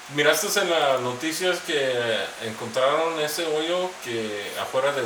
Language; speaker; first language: Spanish; early bilingual, heritage; Spanish